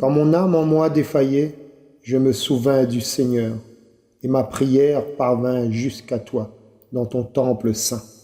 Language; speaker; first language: French; native; French